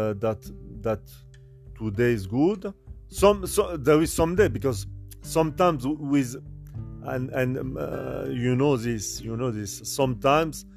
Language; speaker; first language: English; non-native, learner; French